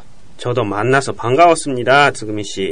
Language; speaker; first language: Korean; non-native, fluent; Japanese